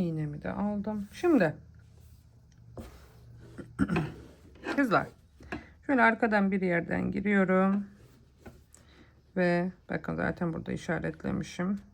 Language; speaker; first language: Turkish; native; Turkish